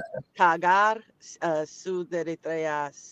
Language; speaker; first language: Spanish; non-native, learner; English